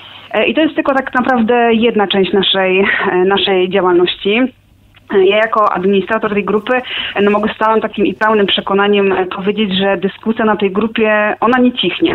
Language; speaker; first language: Polish; native; Polish